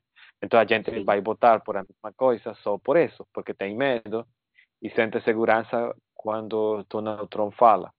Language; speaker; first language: Portuguese; non-native, fluent; Spanish